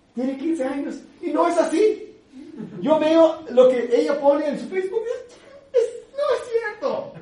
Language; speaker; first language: Spanish; early bilingual, other home language; English